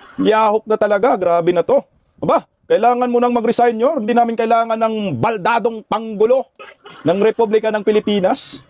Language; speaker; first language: Filipino; non-native, local second language; Cebuano